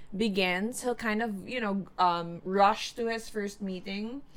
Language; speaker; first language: English; non-native, local second language; Filipino